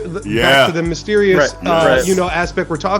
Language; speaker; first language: English; native; English